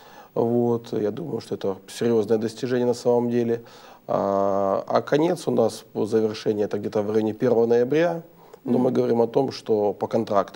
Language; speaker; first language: Russian; native; Russian